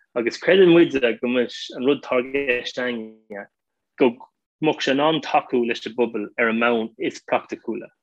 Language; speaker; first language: Irish; non-native, local second language; English